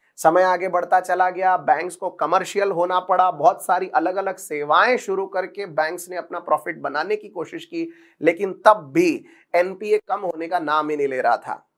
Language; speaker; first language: Hindi; non-native, local second language; Marathi